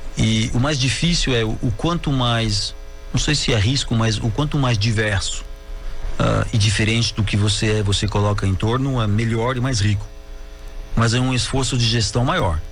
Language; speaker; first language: Portuguese; non-native, fluent; French